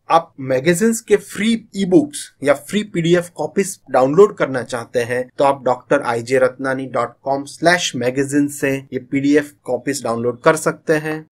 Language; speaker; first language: Hindi; non-native, local second language; Gujarati